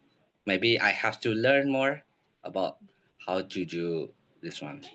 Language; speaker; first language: English; non-native, learner; Indonesian